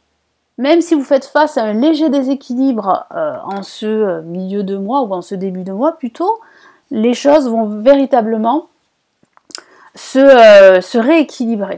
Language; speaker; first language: French; native; French